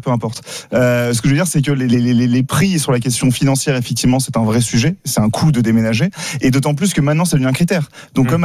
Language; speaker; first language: French; native; French